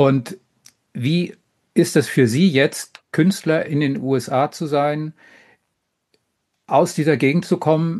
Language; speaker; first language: German; native; German